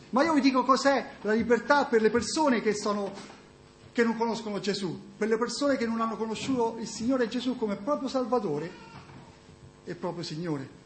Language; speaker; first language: Italian; native; Italian